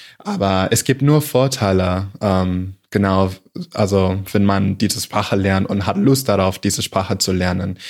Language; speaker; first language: German; non-native, fluent; English